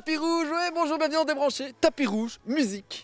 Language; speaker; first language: French; native; French